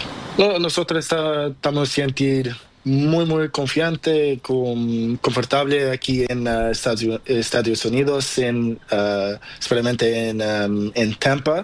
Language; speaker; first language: Spanish; non-native, learner; Portuguese